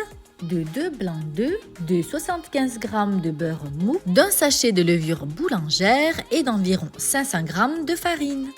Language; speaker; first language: French; native; French